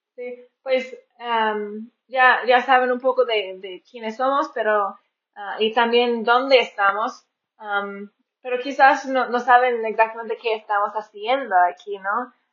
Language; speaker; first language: Spanish; non-native, fluent; English